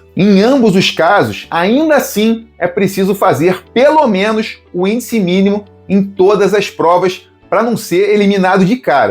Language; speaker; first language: Portuguese; native; Portuguese